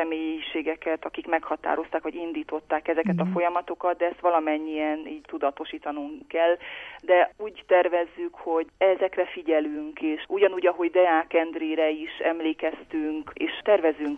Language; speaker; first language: Hungarian; native; Hungarian